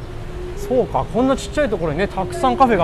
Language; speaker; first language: Japanese; native; Japanese